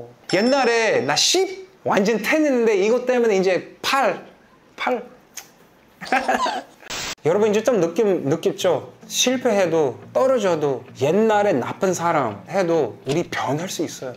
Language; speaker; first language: Korean; non-native, fluent; English